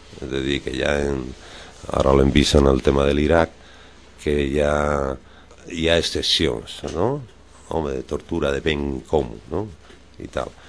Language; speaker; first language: Catalan; non-native, local second language; Spanish